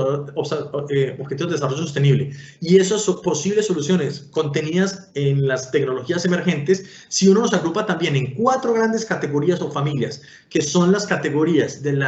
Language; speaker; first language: Spanish; native; Spanish